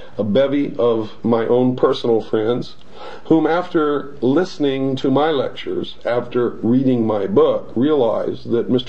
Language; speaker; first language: English; native; English